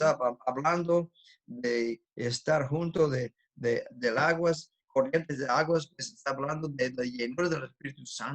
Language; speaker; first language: Spanish; non-native, fluent; English